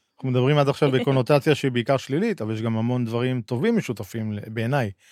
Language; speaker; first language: Hebrew; native; Hebrew